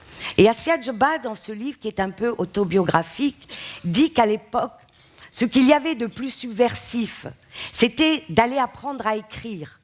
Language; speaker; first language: French; non-native, local second language; Arabic